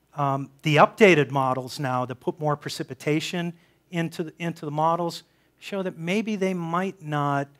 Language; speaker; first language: English; native; English